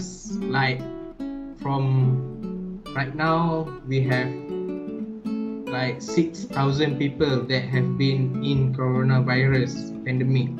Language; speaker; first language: English; non-native, learner; Malay